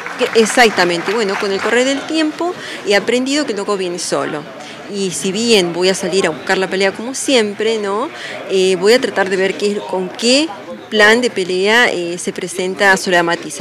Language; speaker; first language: Spanish; native; Spanish